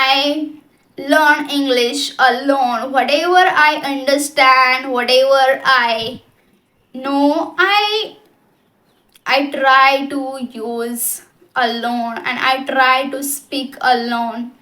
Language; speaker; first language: English; non-native, local second language; Hindi